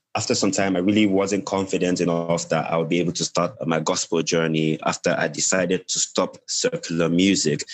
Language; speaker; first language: English; non-native, local second language; Yoruba